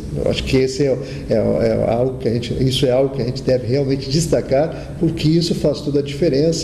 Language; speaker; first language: Portuguese; native; Portuguese